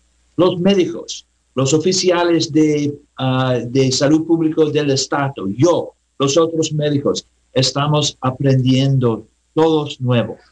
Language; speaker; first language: Spanish; non-native, learner; English